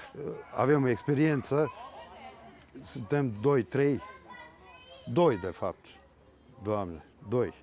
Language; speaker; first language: Romanian; early bilingual, heritage; Serbian